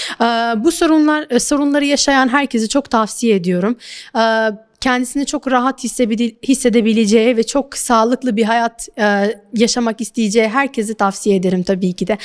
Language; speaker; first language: Turkish; non-native, fluent; Albanian